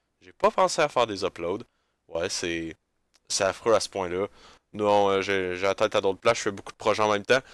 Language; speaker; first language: French; native; French